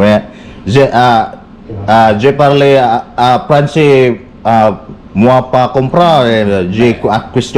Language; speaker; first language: French; non-native, learner; Filipino